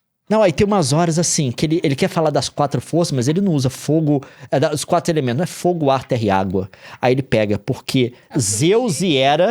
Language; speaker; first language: Portuguese; native; Portuguese